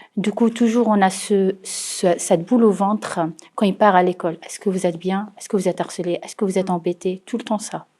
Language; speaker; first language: French; non-native, fluent; Arabic